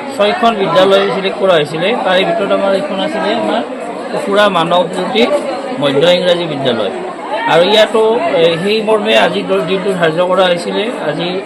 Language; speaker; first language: Assamese; native; Assamese